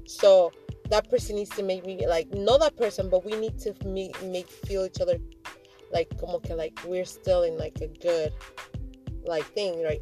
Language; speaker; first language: English; early bilingual, other home language; Spanish